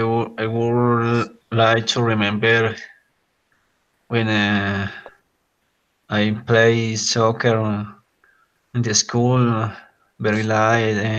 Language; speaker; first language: English; non-native, learner; Spanish